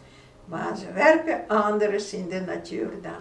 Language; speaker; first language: Dutch; non-native, fluent; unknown